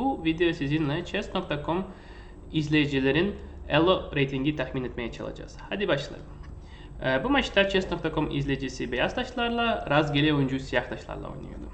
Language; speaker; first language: Turkish; non-native, fluent; Russian